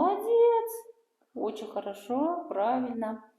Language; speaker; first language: Russian; non-native, local second language; Kara-Kalpak